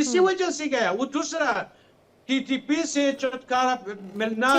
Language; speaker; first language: Hindi; non-native, fluent; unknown